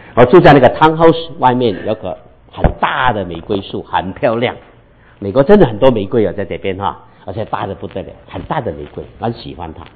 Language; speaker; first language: Chinese; non-native, local second language; Cantonese